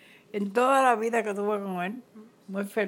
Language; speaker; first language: Spanish; native; Spanish